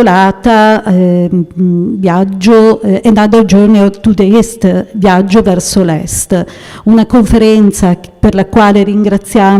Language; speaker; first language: Italian; native; Italian